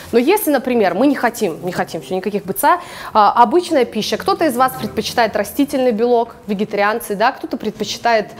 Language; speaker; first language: Russian; early bilingual, other home language; English